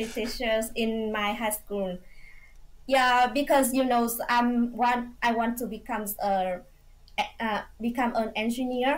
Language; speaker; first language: English; non-native, fluent; Vietnamese